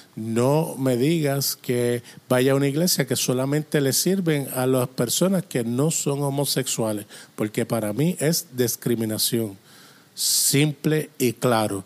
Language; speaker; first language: Spanish; non-native, fluent; English